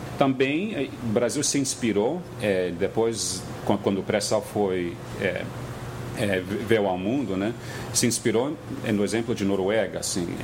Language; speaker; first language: Portuguese; non-native, fluent; English